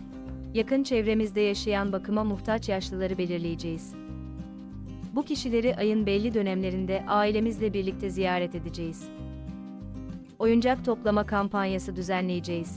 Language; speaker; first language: Turkish; native; Turkish